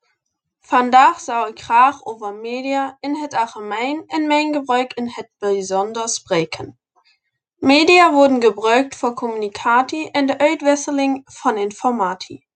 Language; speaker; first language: Dutch; non-native, learner; German